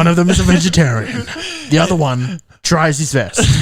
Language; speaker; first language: English; native; English